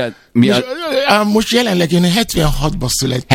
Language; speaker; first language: Hungarian; non-native, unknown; Yoruba